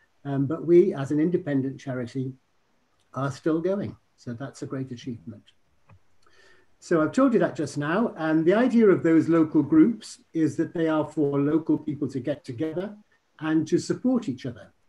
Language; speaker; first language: English; native; English